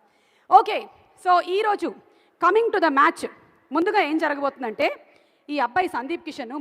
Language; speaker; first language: Telugu; native; Telugu